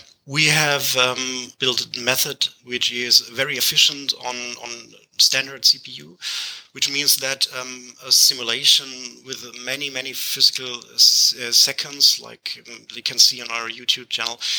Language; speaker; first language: English; non-native, fluent; German